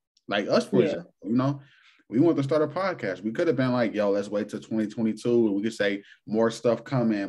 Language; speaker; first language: English; native; English